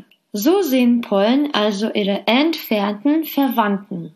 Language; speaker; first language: German; non-native, fluent; Polish